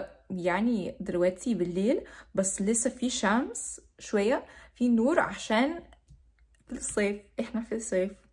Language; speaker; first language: Arabic; non-native, learner; English